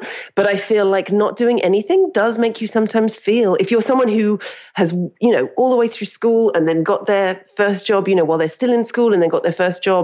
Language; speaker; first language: English; native; English